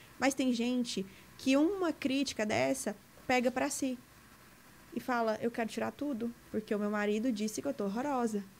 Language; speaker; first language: Portuguese; native; Portuguese